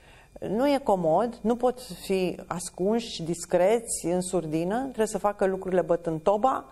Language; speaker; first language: Romanian; native; Romanian